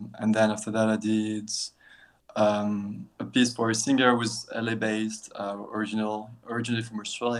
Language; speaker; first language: English; non-native, fluent; French